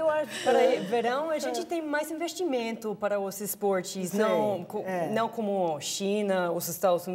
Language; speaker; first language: Portuguese; non-native, fluent; English